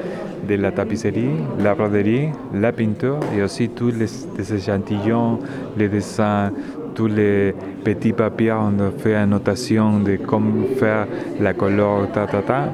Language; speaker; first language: French; non-native, learner; Spanish